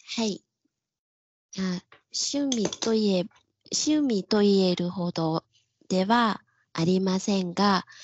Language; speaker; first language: Japanese; non-native, fluent; Vietnamese